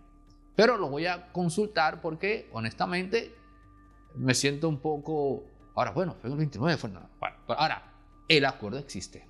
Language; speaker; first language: Spanish; native; Spanish